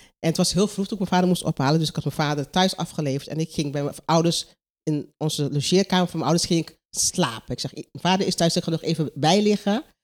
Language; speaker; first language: Dutch; non-native, local second language; Papiamento